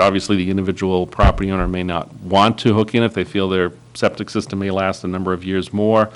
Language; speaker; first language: English; native; English